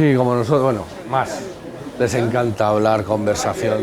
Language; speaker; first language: Spanish; native; Spanish